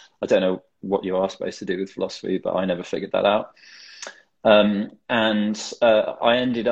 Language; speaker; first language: English; native; English